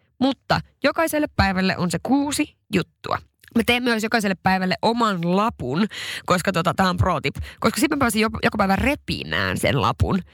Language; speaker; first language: Finnish; non-native, local second language; Swedish